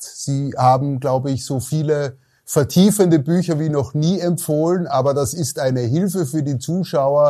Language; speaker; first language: German; native; German